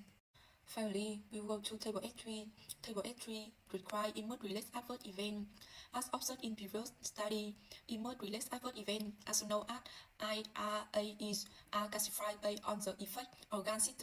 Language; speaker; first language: English; non-native, learner; Vietnamese